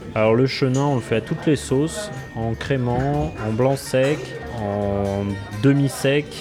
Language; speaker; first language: French; native; French